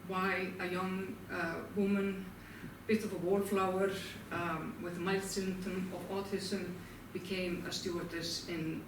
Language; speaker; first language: English; non-native, fluent; Icelandic